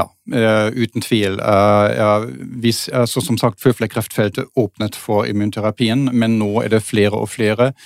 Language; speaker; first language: Norwegian; non-native, fluent; German